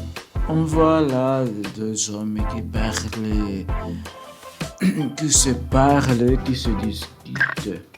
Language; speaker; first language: French; non-native, learner; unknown